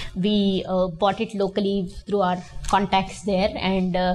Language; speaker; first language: English; non-native, local second language; Telugu